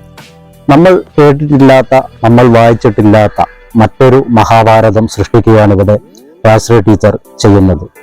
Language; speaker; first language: Malayalam; native; Malayalam